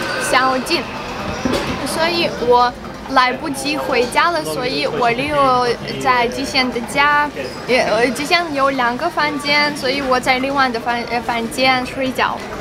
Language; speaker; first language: Chinese; non-native, fluent; Ukrainian